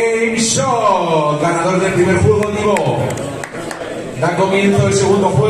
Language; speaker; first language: Spanish; native; Spanish